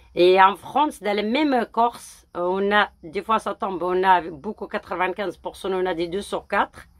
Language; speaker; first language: French; early bilingual, other home language; Arabic